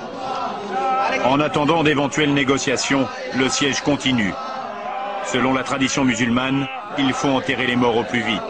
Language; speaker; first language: French; native; French